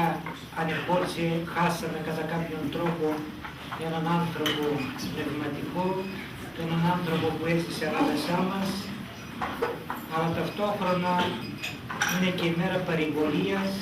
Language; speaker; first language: Greek; native; Greek